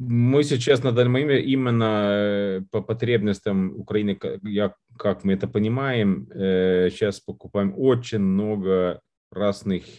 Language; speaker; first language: Russian; non-native, fluent; Lithuanian